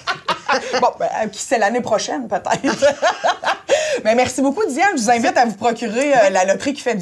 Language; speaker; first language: French; native; French